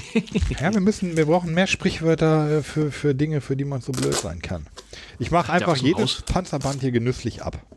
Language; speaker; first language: German; native; German